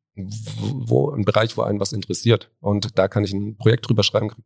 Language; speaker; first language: German; native; German